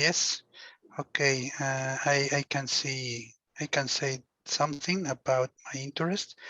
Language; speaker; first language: English; non-native, learner; Spanish